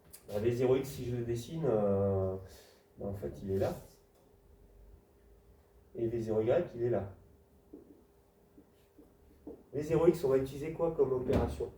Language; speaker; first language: French; native; French